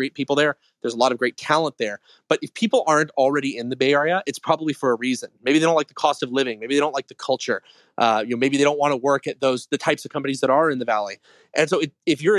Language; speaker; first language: English; native; English